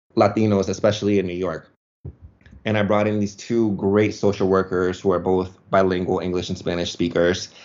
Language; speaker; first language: English; early bilingual, other home language; Spanish